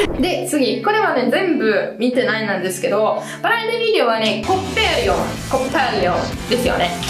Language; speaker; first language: Japanese; non-native, fluent; Italian